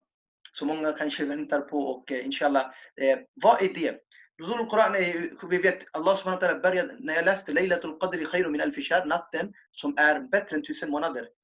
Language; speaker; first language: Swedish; non-native, fluent; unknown